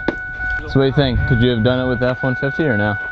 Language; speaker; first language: English; native; English